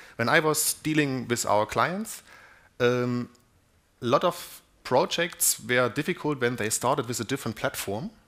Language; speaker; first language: English; non-native, fluent; German